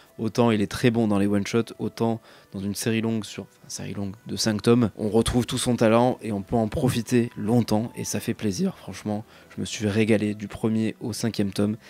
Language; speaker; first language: French; native; French